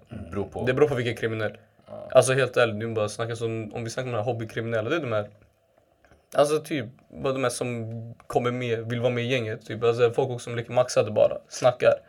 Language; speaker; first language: Swedish; early bilingual, other home language; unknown